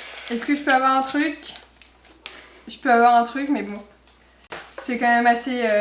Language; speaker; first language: French; native; French